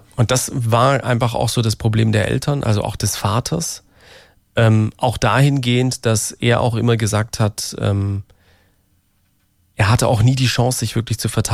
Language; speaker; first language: German; native; German